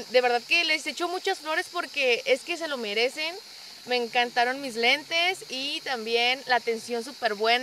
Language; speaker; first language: Spanish; native; Spanish